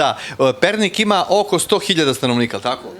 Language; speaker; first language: Bosnian; native; Bosnian